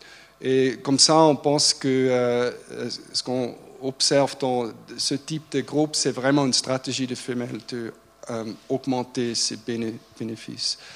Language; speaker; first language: French; non-native, fluent; German